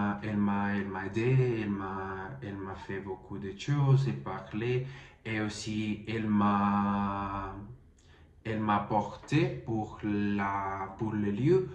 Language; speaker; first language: French; non-native, learner; Spanish